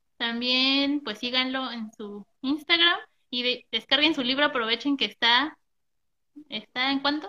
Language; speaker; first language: Spanish; native; Spanish